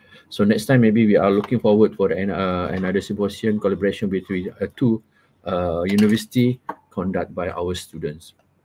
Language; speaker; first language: English; non-native, local second language; Malay